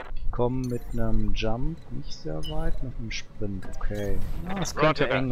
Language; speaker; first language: German; native; German